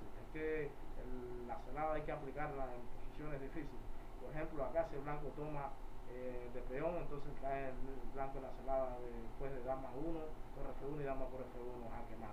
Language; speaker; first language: Spanish; native; Spanish